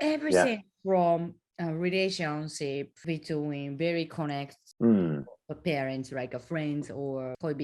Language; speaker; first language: English; non-native, learner; Japanese